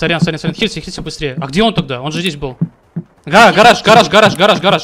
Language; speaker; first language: Russian; native; Russian